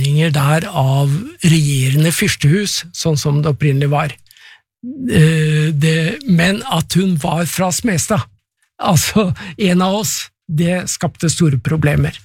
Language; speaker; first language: Norwegian; native; Norwegian